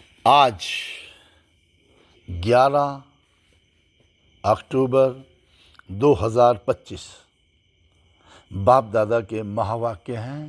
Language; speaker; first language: Hindi; native; Hindi